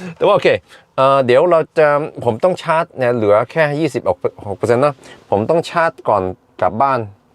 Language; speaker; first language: Thai; early bilingual, heritage; Thai